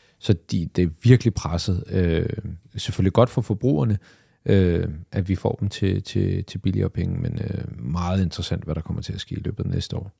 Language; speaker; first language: Danish; early bilingual, other home language; Arabic